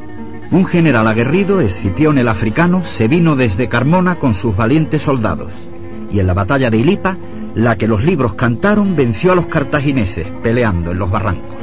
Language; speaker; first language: Spanish; native; Spanish